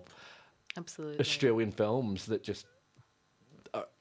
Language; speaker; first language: English; native; English